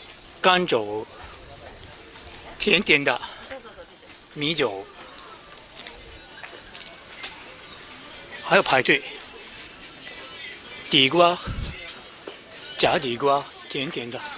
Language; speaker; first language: Chinese; non-native, learner; Japanese